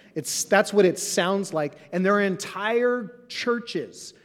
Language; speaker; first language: English; native; English